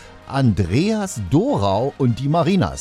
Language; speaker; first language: German; native; German